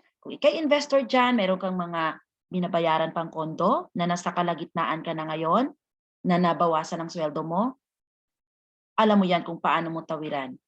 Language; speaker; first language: Filipino; non-native, local second language; Hiligaynon